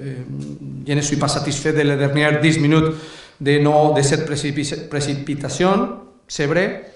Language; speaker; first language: French; non-native, learner; Spanish